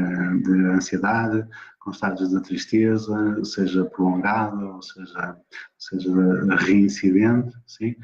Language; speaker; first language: Portuguese; native; Portuguese